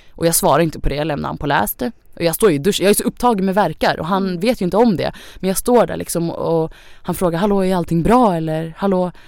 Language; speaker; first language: Swedish; early bilingual, other home language; Thai